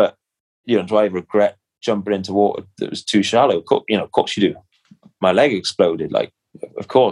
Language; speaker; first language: English; native; English